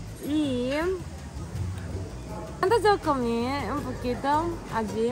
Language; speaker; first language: Spanish; non-native, learner; Japanese